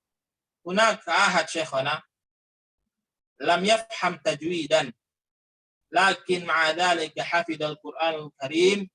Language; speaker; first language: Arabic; non-native, learner; Indonesian